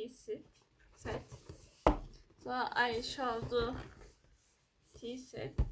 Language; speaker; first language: English; non-native, learner; Turkish